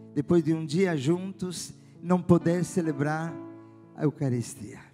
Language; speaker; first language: Portuguese; non-native, fluent; Italian